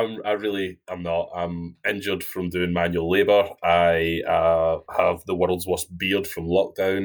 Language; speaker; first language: English; native; English